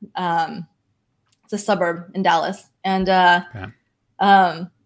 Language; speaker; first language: English; early bilingual, other home language; Chinese